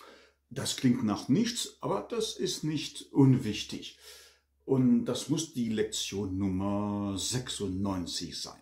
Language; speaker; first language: German; non-native, fluent; French